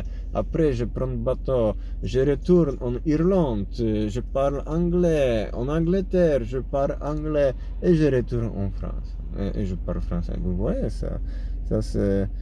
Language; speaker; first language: French; non-native, fluent; Polish